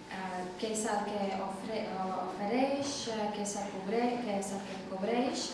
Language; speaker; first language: Catalan; non-native, fluent; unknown